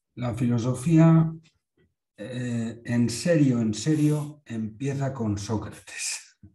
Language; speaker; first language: Spanish; native; Spanish